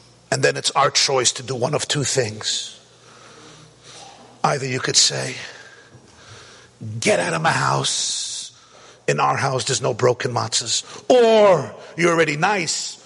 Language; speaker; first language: English; native; English